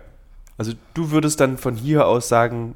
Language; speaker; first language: German; native; German